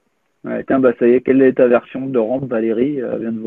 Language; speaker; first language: French; native; French